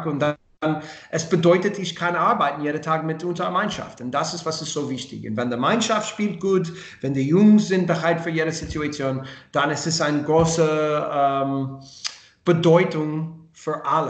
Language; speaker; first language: German; non-native, learner; English